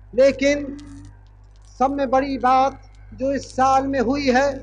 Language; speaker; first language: Hindi; native; Hindi